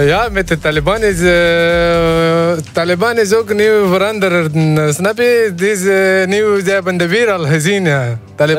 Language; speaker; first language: Dutch; non-native, learner; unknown